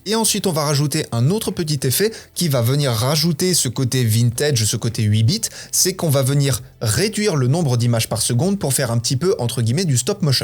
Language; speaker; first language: French; native; French